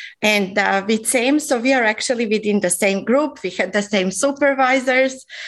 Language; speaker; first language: English; non-native, fluent; Serbian